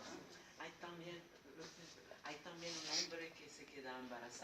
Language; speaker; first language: Spanish; non-native, learner; Arabic